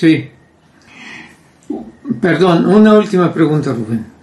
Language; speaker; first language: Spanish; native; Spanish